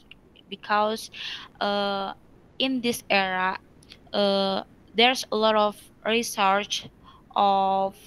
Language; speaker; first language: English; non-native, learner; Indonesian